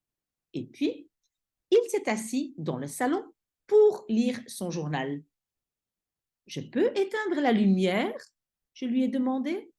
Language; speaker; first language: French; non-native, fluent; Dutch